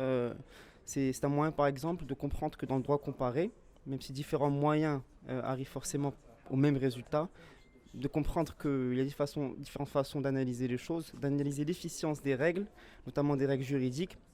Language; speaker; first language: French; non-native, local second language; Arabic